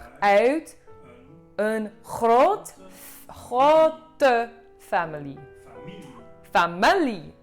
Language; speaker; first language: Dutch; non-native, learner; English